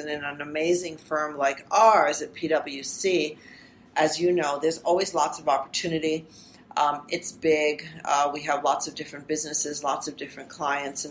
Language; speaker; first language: English; early bilingual, other home language; Armenian